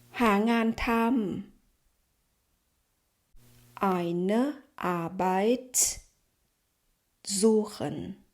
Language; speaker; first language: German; non-native, fluent; Thai